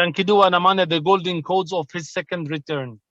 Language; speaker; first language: Indonesian; non-native, fluent; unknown